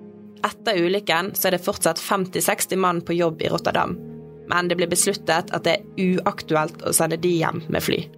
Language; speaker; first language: Norwegian; native; Norwegian